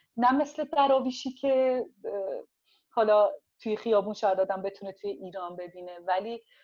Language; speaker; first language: Persian; non-native, local second language; Azerbaijani